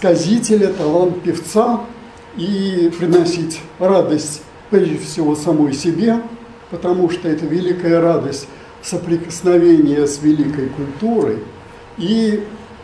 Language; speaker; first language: Russian; native; Russian